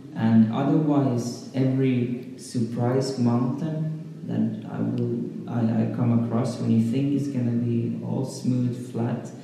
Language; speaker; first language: English; non-native, fluent; Finnish